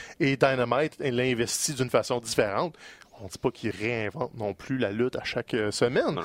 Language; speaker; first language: French; native; French